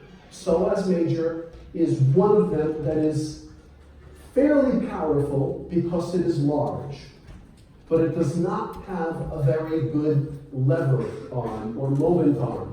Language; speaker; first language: English; native; English